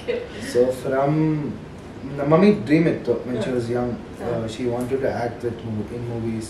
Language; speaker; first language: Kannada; early bilingual, heritage; Kannada